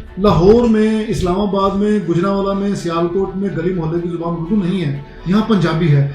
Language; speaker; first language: Urdu; non-native, local second language; Punjabi